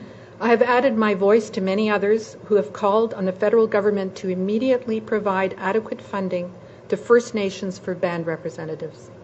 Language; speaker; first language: English; native; English